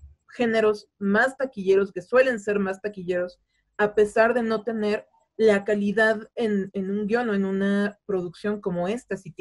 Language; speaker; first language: Spanish; native; Spanish